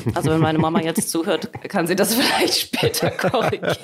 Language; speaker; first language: German; native; German